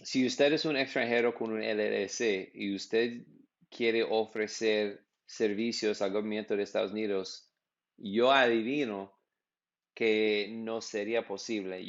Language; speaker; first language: Spanish; non-native, learner; English